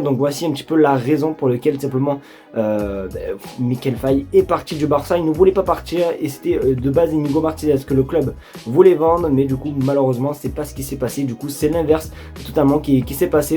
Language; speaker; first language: French; native; French